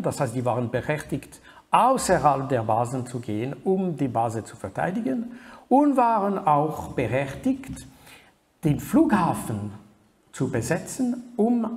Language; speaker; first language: German; non-native, fluent; French